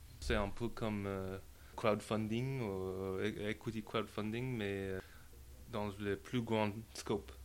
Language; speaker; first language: French; non-native, learner; English